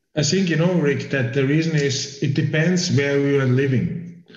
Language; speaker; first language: English; non-native, fluent; German